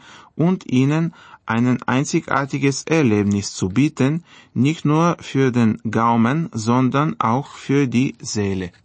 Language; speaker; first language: German; non-native, fluent; Bulgarian